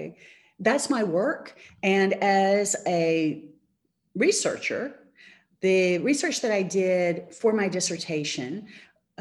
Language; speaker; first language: English; native; English